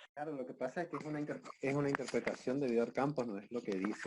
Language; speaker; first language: Spanish; native; Spanish